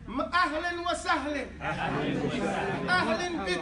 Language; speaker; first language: Arabic; non-native, fluent; English